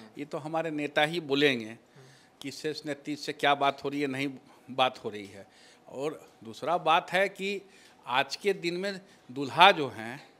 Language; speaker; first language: Hindi; native; Hindi